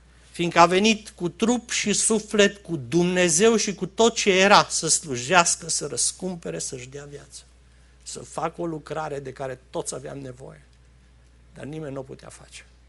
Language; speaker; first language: Romanian; native; Romanian